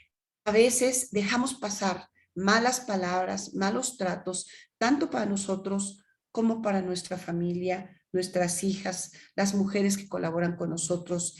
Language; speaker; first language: Spanish; native; Spanish